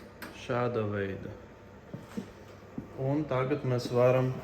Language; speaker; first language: Latvian; non-native, local second language; Russian